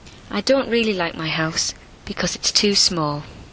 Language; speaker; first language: English; native; English